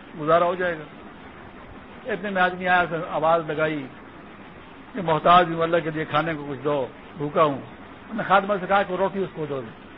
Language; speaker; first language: Urdu; non-native, local second language; Pashto